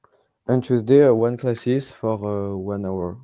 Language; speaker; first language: English; non-native, learner; French